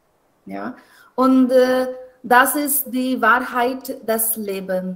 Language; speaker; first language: German; non-native, learner; Hindi